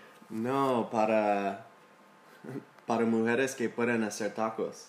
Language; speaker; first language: Spanish; non-native, learner; English